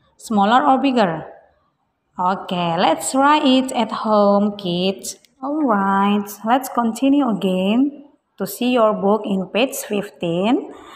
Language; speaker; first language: English; non-native, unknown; Indonesian